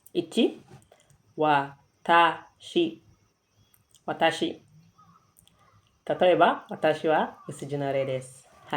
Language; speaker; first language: Japanese; non-native, learner; English